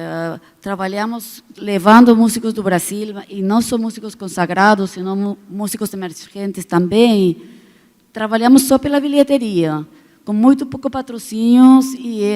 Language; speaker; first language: Portuguese; non-native, fluent; Spanish